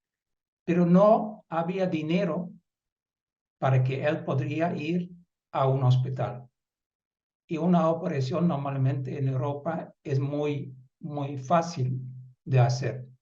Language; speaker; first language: Spanish; non-native, fluent; Dutch